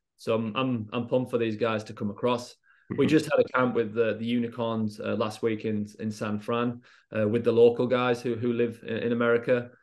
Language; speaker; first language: English; native; English